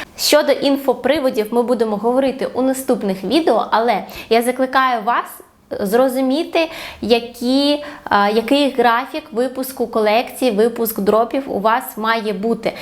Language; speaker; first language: Ukrainian; non-native, local second language; Russian